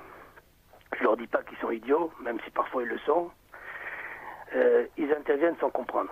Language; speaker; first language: French; native; French